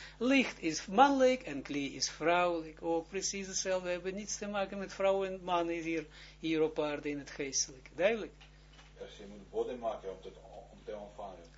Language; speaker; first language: Dutch; non-native, fluent; Hebrew